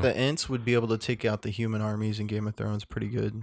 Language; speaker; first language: English; native; English